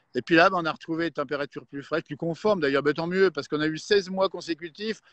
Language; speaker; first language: French; native; French